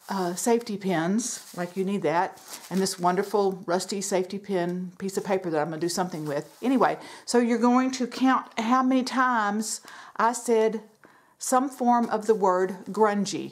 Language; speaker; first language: English; native; English